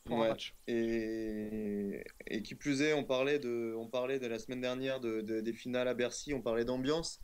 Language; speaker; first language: French; native; French